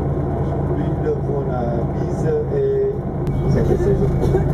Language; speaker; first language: French; non-native, fluent; Vietnamese